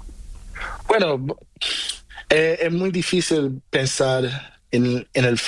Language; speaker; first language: Spanish; non-native, learner; Portuguese